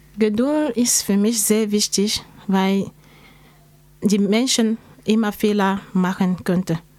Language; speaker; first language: German; non-native, learner; French